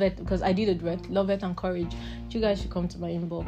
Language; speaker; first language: English; non-native, local second language; Igbo